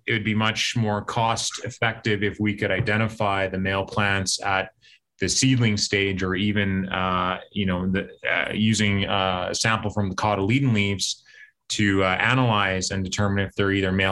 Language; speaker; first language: English; native; English